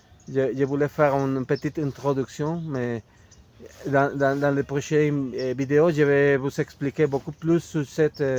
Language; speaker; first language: French; non-native, fluent; Spanish